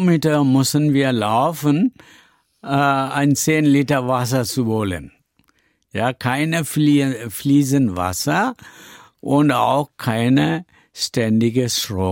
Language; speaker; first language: German; non-native, learner; Tamil